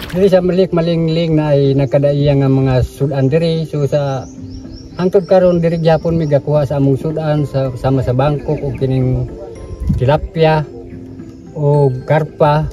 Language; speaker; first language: Cebuano; non-native, local second language; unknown